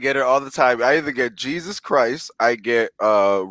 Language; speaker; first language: English; early bilingual, other home language; Spanish